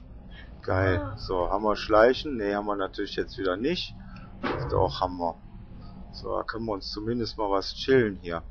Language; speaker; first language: German; native; German